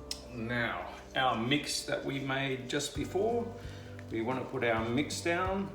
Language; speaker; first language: English; native; English